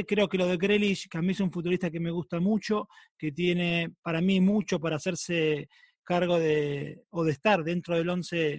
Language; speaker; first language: Spanish; native; Spanish